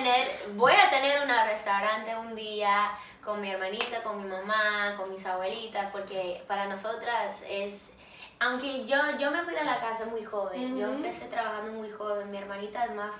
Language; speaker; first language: Spanish; early bilingual, heritage; English